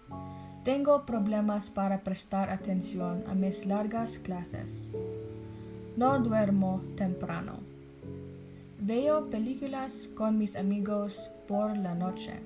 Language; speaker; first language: Spanish; non-native, learner; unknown